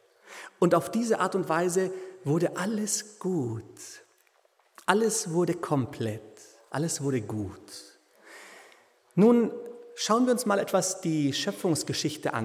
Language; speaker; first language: German; native; German